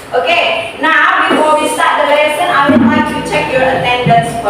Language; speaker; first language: English; non-native, learner; Indonesian